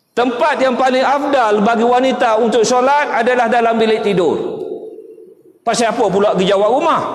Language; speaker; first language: Malay; native; Malay